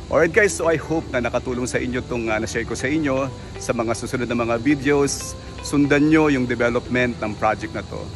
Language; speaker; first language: Filipino; native; Filipino